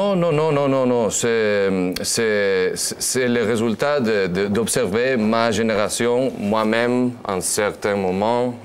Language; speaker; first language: French; non-native, learner; Spanish